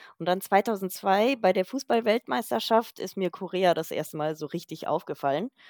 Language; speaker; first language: German; native; German